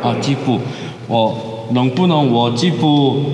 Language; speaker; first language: Chinese; non-native, learner; Korean